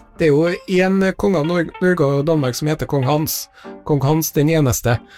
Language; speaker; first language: Norwegian; native; Norwegian